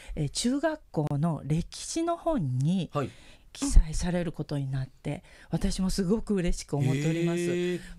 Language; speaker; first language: Japanese; early bilingual, heritage; Spanish